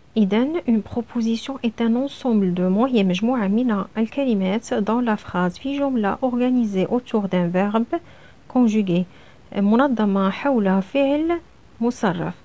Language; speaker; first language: French; non-native, local second language; Arabic